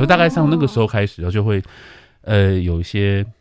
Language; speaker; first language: Chinese; native; Chinese